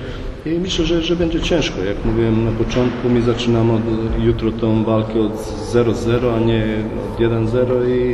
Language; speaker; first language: Polish; non-native, fluent; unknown